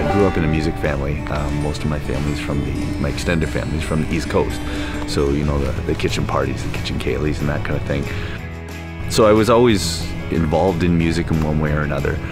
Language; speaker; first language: English; native; English